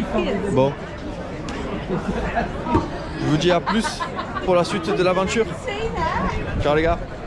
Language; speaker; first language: French; native; French